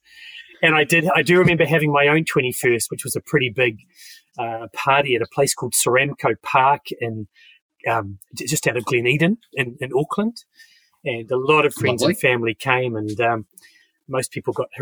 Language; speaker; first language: English; native; English